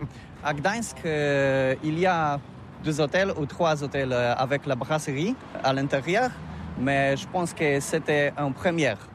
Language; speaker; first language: French; non-native, learner; Polish